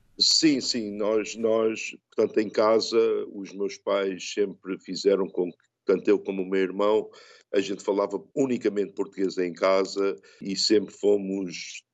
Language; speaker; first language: Portuguese; early bilingual, heritage; Portuguese